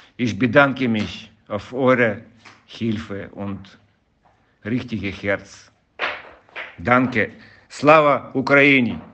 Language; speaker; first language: German; non-native, learner; Ukrainian